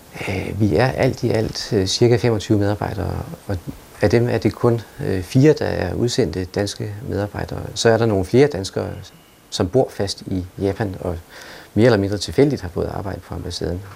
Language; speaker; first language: Danish; native; Danish